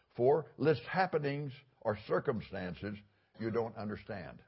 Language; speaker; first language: English; native; English